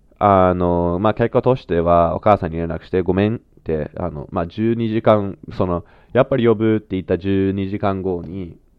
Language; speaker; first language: Japanese; non-native, fluent; English